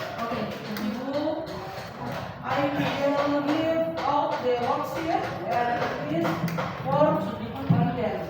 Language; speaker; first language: English; non-native, learner; Indonesian